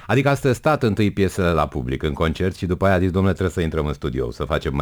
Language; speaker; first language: Romanian; native; Romanian